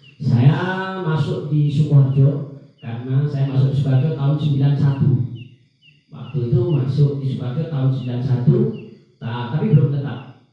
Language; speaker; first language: Indonesian; non-native, local second language; Madurese